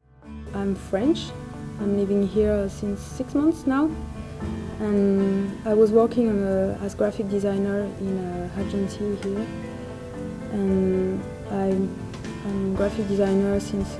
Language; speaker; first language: English; non-native, learner; French